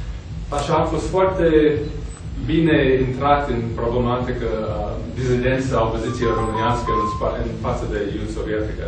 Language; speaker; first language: Romanian; non-native, fluent; English